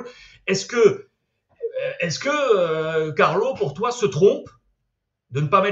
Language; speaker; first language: French; native; French